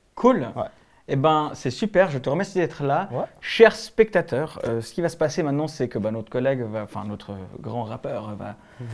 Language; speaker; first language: French; early bilingual, other home language; Spanish